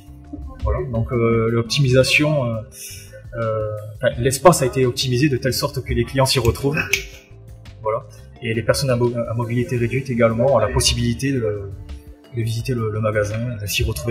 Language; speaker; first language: French; native; French